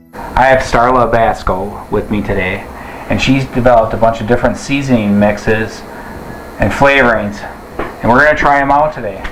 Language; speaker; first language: English; native; English